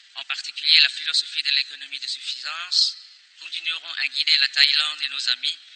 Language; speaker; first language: French; non-native, fluent; Thai